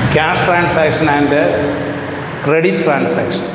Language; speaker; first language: English; non-native, local second language; Malayalam